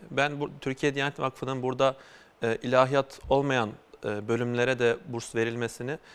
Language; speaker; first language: Turkish; native; Turkish